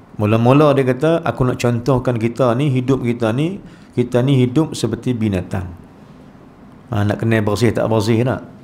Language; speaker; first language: Malay; native; Malay